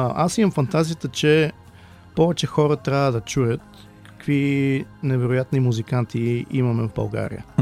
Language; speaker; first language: Bulgarian; early bilingual, heritage; Bulgarian